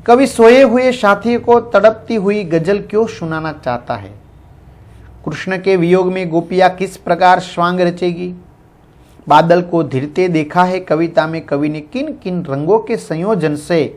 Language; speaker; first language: Hindi; non-native, local second language; Gujarati